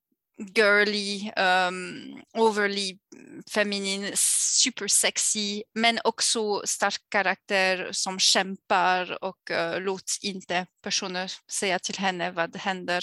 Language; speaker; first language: Swedish; non-native, fluent; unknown